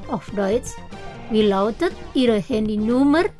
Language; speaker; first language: German; non-native, fluent; Indonesian